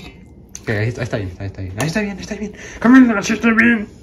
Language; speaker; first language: Spanish; early bilingual, heritage; Spanish